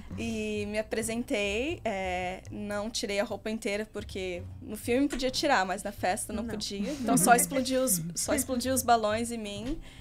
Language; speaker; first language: Portuguese; native; Portuguese